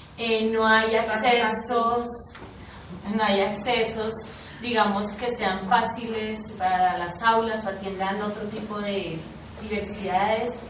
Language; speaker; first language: Spanish; native; Spanish